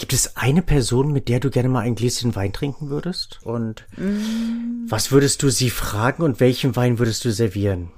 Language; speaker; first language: German; native; German